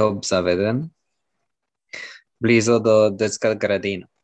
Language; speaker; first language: Bulgarian; non-native, learner; French